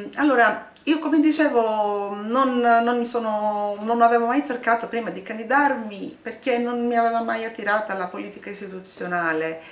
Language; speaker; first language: Italian; non-native, fluent; Greek